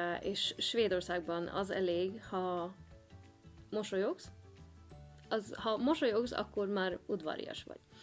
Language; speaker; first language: Hungarian; non-native, learner; Swedish